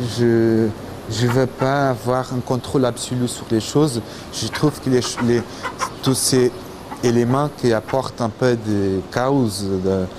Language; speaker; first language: French; non-native, fluent; Portuguese